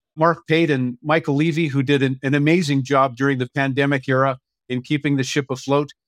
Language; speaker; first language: English; native; English